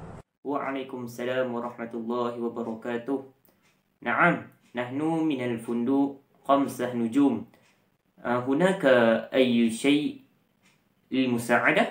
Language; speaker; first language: Arabic; non-native, learner; Malay